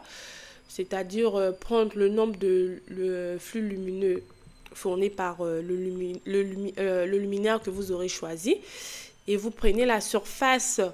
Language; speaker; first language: French; native; French